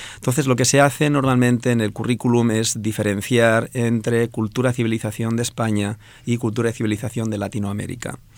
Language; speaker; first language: Spanish; non-native, local second language; Catalan